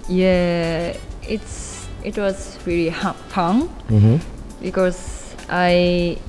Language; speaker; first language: English; non-native, learner; Japanese